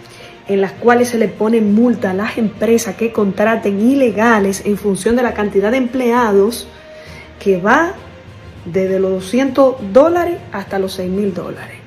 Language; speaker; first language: Spanish; native; Spanish